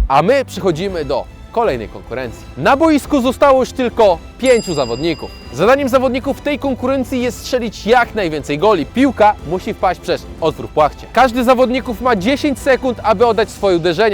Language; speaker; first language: Polish; native; Polish